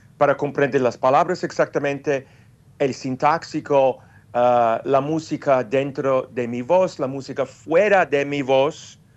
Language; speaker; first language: Spanish; non-native, fluent; English